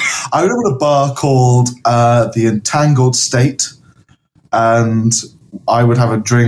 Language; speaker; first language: English; native; English